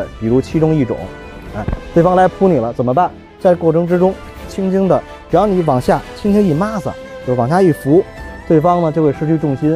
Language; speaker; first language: Chinese; native; Chinese